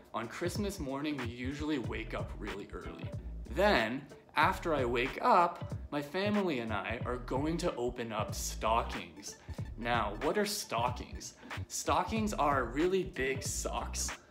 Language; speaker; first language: English; native; English